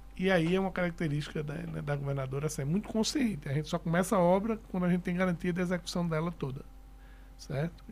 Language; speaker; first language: Portuguese; native; Portuguese